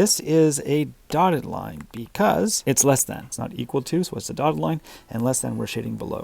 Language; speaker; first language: English; native; English